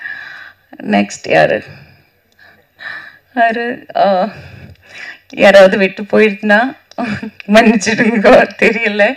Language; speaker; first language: Tamil; non-native, learner; Malayalam